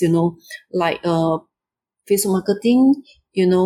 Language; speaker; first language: English; non-native, local second language; Chinese